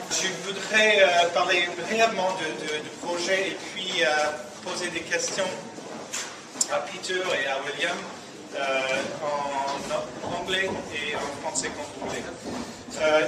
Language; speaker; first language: French; non-native, fluent; English